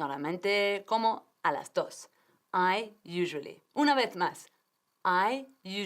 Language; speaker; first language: Spanish; non-native, fluent; English